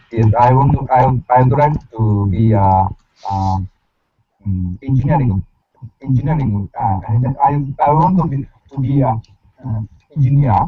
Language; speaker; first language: English; non-native, learner; Japanese